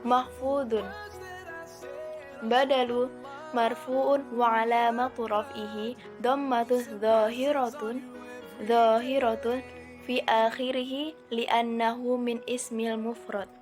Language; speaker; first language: Arabic; non-native, learner; Indonesian